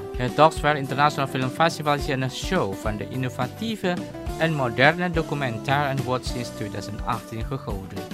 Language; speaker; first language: Dutch; non-native, fluent; Indonesian